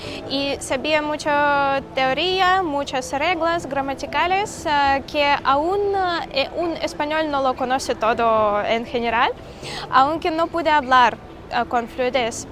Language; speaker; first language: Spanish; non-native, fluent; Russian